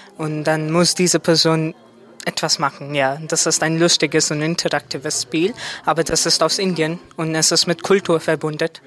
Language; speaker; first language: German; non-native, fluent; Hindi